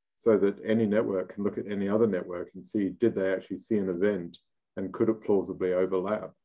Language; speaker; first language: English; native; English